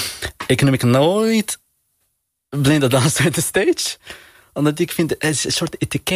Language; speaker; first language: Dutch; non-native, fluent; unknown